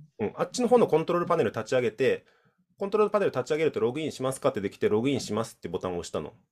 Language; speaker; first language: Japanese; native; Japanese